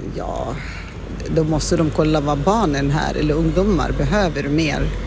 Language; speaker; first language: Swedish; non-native, fluent; Arabic